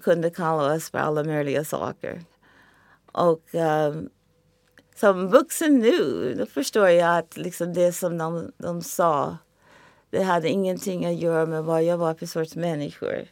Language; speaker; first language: Swedish; non-native, fluent; English